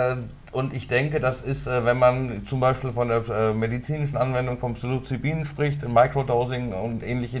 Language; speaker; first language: German; native; German